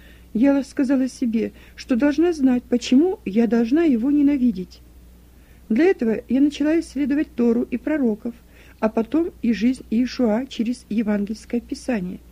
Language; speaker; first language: Russian; native; Russian